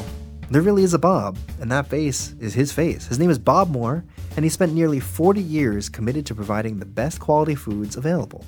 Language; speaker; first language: English; native; English